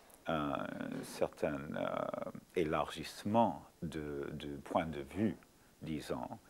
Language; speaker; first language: French; non-native, fluent; English